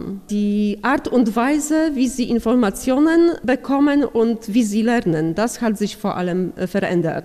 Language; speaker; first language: German; non-native, fluent; Polish